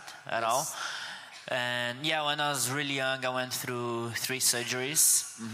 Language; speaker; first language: English; non-native, fluent; Portuguese